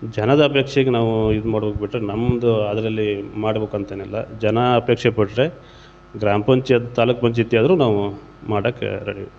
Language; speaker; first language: Kannada; native; Kannada